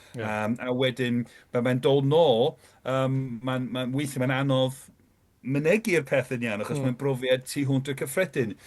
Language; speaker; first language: Welsh; non-native, fluent; English